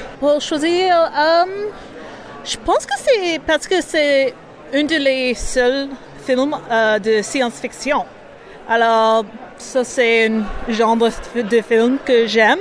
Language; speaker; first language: French; non-native, learner; English